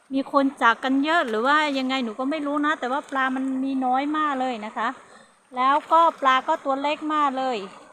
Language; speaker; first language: Thai; non-native, local second language; Hmong